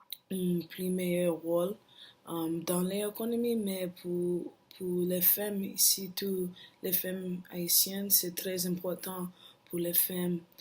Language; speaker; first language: French; non-native, learner; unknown